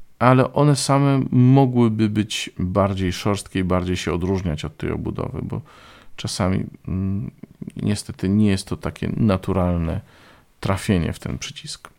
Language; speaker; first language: Polish; native; Polish